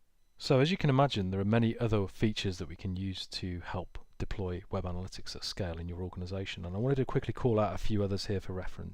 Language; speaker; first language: English; native; English